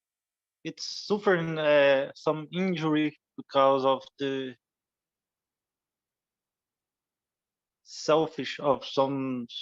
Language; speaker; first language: English; non-native, learner; Portuguese